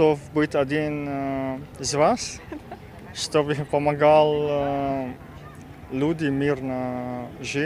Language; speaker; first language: Russian; non-native, learner; Arabic